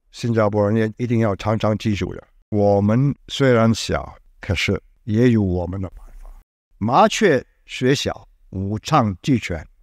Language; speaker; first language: Chinese; non-native, local second language; English